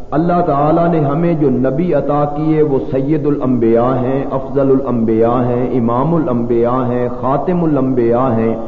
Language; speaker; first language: Urdu; non-native, local second language; Punjabi